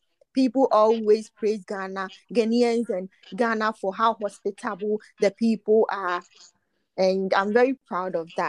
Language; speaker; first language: English; non-native, local second language; Akan